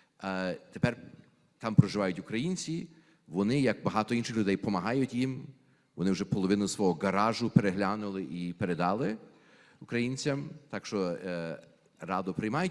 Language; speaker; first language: Ukrainian; early bilingual, heritage; Ukrainian